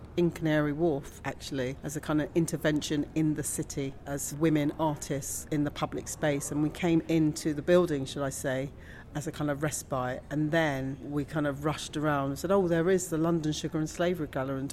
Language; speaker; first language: English; native; English